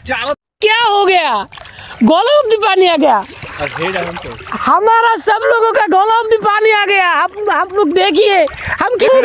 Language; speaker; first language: Hindi; non-native, local second language; Bangla